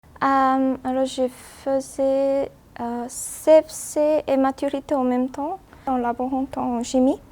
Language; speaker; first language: French; non-native, learner; Korean